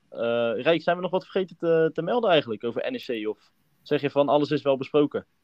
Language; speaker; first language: Dutch; native; Dutch